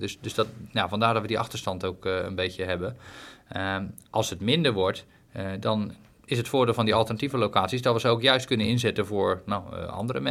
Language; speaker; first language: Dutch; native; Dutch